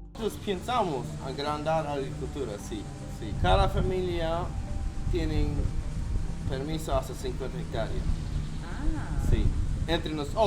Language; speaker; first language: Spanish; non-native, learner; Plautdietsch